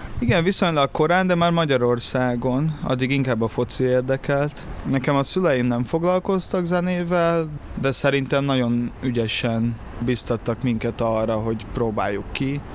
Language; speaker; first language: Hungarian; early bilingual, other home language; Portuguese